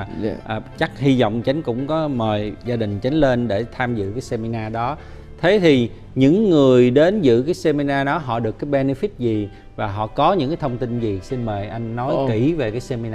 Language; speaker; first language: Vietnamese; early bilingual, heritage; Vietnamese